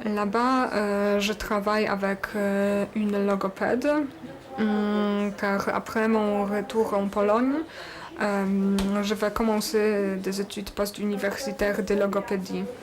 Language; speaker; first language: French; non-native, learner; Polish